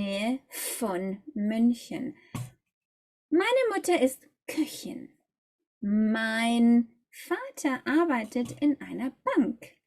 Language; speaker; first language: German; non-native, fluent; English